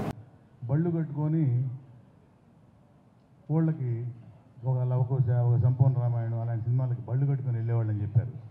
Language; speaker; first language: Telugu; native; Telugu